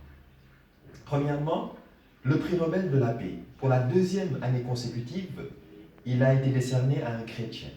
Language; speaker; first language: French; non-native, local second language; Wolof